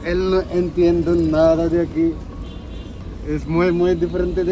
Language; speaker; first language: Spanish; non-native, learner; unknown